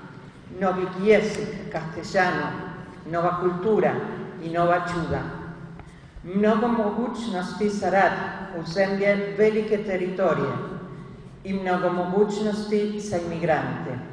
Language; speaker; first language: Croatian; early bilingual, heritage; Spanish